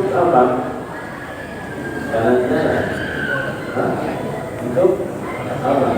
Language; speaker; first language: Indonesian; non-native, learner; Arabic